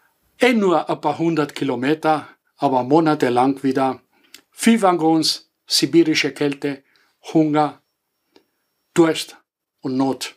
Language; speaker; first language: German; non-native, fluent; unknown